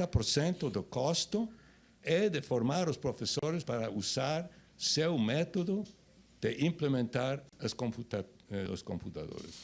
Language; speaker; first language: Portuguese; non-native, fluent; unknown